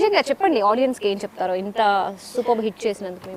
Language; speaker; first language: Telugu; native; Telugu